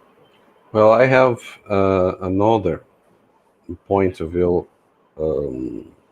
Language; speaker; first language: English; non-native, fluent; Portuguese